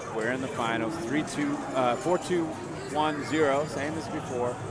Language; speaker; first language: English; native; English